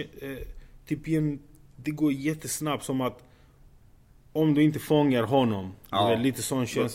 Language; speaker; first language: Swedish; non-native, fluent; Romanian